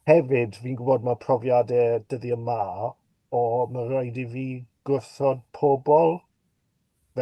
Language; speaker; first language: Welsh; native; Welsh